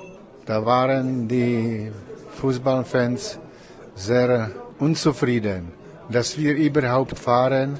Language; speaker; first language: German; non-native, learner; Czech